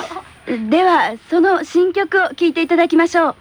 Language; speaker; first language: Japanese; native; Japanese